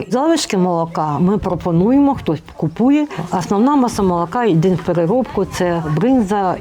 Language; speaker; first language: Ukrainian; non-native, local second language; Russian